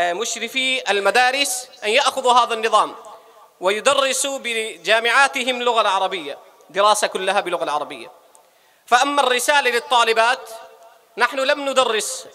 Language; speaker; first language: Arabic; non-native, fluent; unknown